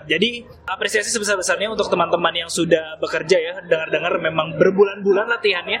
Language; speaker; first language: Indonesian; native; Indonesian